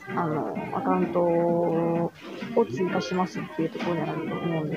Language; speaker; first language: Japanese; native; Japanese